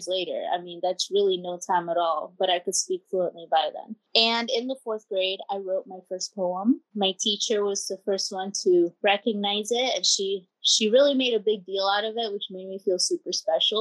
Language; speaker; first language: English; early bilingual, other home language; Spanish